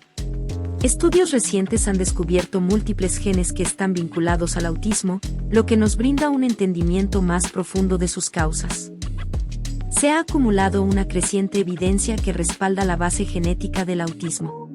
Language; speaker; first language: Spanish; native; Spanish